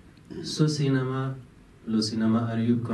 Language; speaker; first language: French; non-native, fluent; Persian